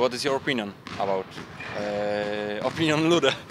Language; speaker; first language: English; non-native, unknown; Polish